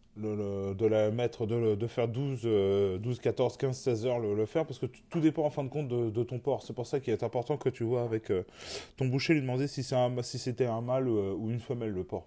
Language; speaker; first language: French; native; French